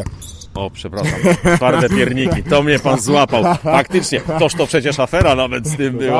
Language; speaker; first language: Polish; native; Polish